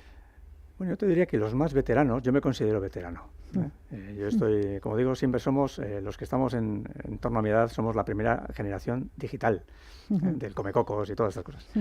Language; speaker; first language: Spanish; native; Spanish